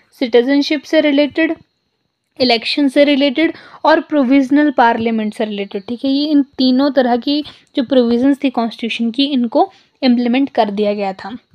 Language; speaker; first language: Hindi; non-native, local second language; Punjabi